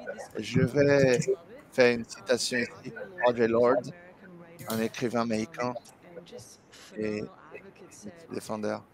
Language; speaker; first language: French; non-native, learner; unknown